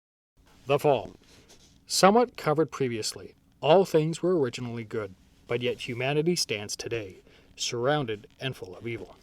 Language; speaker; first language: English; native; English